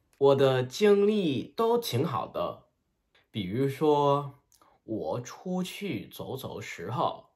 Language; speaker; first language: Chinese; non-native, learner; English